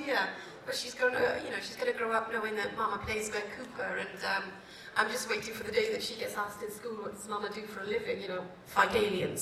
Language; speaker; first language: English; native; English